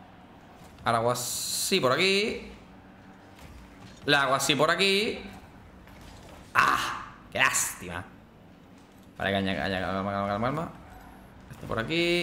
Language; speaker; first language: Spanish; native; Spanish